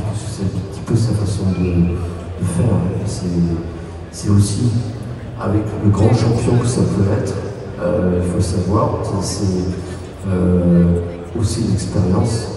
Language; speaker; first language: French; native; French